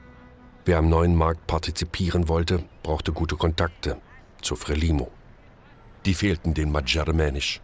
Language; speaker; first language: German; native; German